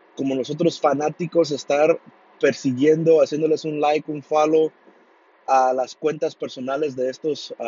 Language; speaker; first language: Spanish; early bilingual, heritage; Spanish